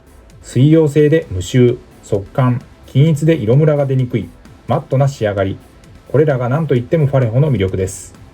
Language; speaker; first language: Japanese; native; Japanese